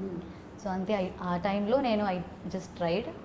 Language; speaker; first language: Telugu; non-native, learner; Malayalam